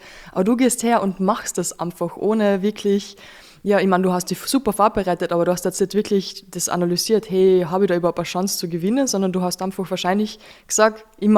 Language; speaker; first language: German; native; German